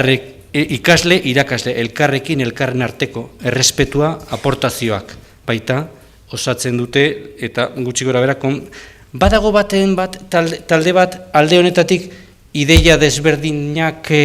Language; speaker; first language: Basque; native; Basque